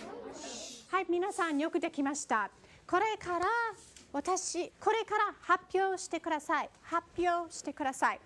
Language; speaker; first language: Japanese; non-native, fluent; English